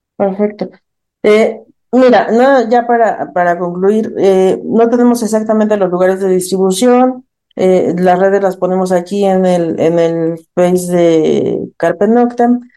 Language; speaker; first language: Spanish; native; Spanish